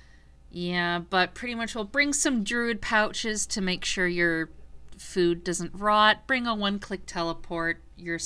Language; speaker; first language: English; native; English